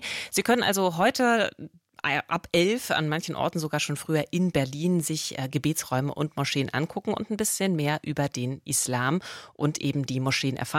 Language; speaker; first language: German; native; German